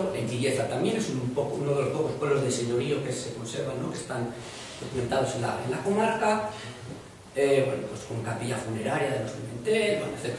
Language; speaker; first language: Spanish; native; Spanish